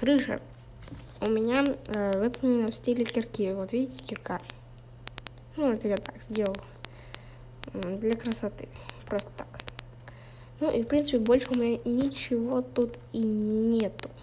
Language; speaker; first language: Russian; native; Russian